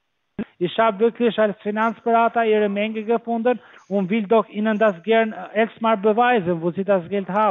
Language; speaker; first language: German; non-native, fluent; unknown